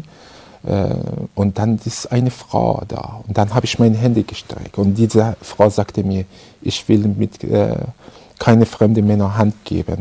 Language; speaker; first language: German; non-native, fluent; Persian